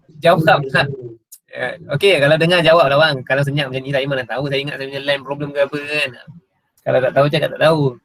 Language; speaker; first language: Malay; non-native, local second language; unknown